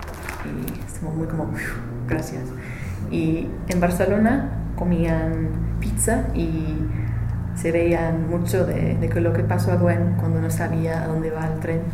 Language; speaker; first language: Spanish; non-native, learner; English